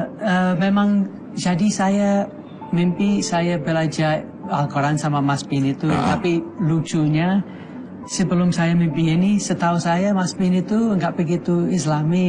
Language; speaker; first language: Indonesian; non-native, fluent; English